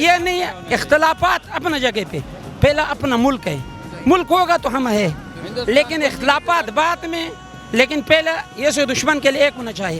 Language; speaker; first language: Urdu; non-native, local second language; Pashto